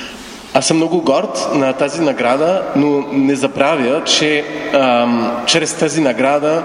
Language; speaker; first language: Bulgarian; non-native, fluent; French